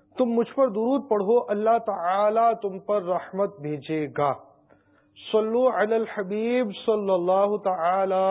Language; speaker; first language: Urdu; native; Urdu